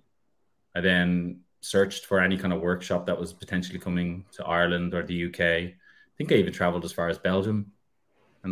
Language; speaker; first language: English; native; English